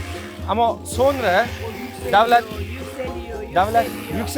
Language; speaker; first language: Turkish; non-native, learner; Uzbek